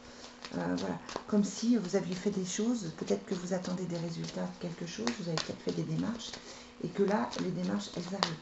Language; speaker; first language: French; native; French